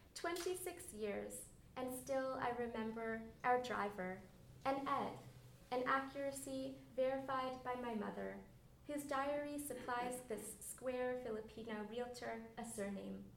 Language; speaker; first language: English; early bilingual, other home language; Bangla